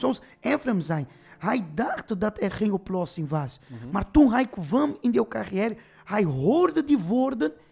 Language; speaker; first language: Dutch; non-native, fluent; Portuguese